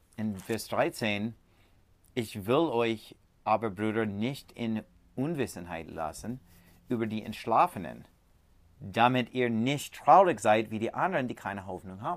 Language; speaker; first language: German; non-native, learner; English